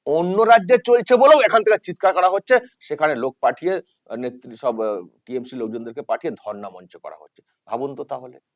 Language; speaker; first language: Bangla; native; Bangla